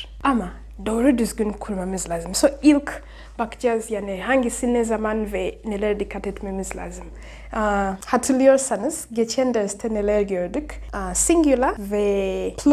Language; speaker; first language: Turkish; non-native, learner; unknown